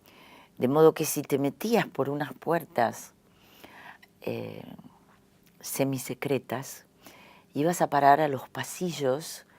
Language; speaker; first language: Spanish; native; Spanish